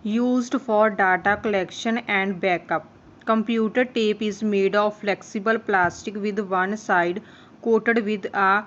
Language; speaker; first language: English; non-native, local second language; Punjabi